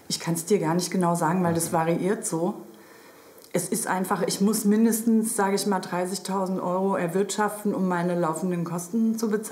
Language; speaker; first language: German; native; German